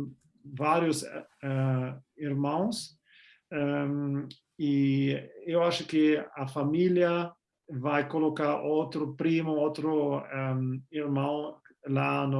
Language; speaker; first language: Portuguese; non-native, fluent; German